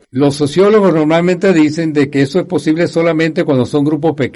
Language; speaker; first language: Spanish; native; Spanish